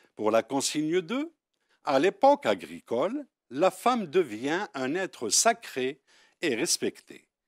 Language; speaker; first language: French; non-native, local second language; Arabic